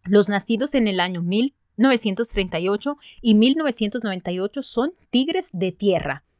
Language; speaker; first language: Spanish; early bilingual, other home language; English